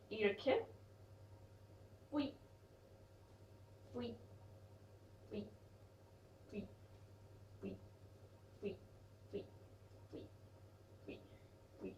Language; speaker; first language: Korean; non-native, learner; English